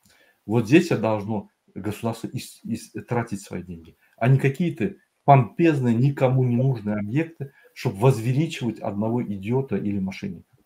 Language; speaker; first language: Russian; native; Russian